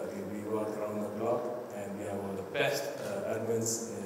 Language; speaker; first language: English; non-native, local second language; Tamil